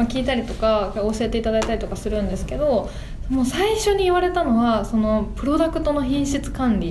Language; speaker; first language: Japanese; native; Japanese